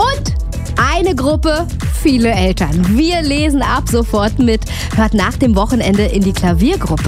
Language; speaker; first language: German; native; German